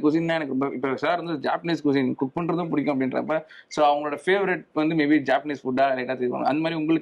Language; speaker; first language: Tamil; native; Tamil